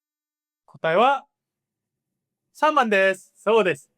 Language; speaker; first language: Japanese; non-native, fluent; Korean